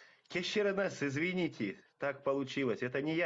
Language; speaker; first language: Russian; native; Russian